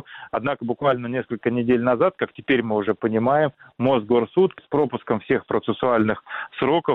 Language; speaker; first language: Russian; native; Russian